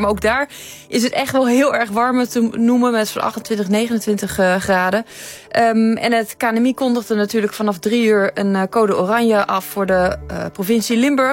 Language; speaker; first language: Dutch; native; Dutch